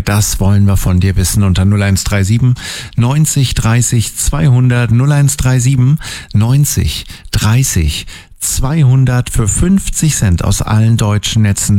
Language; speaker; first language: German; native; German